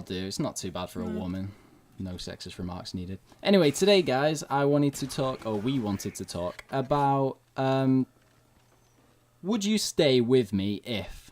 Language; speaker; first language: English; native; English